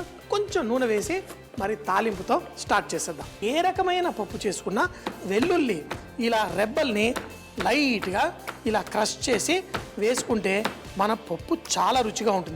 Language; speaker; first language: Telugu; native; Telugu